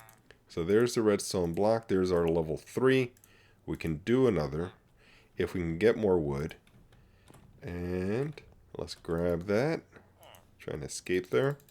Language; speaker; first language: English; native; English